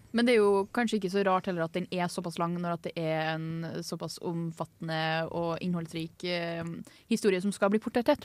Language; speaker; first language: Norwegian; native; Norwegian